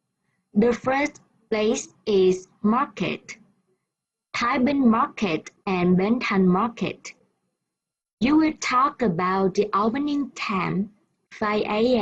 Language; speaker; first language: English; non-native, fluent; Vietnamese